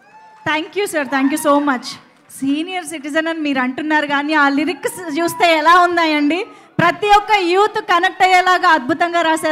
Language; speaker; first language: Telugu; native; Telugu